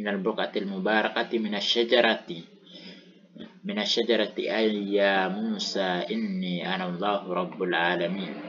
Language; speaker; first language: Arabic; non-native, fluent; Indonesian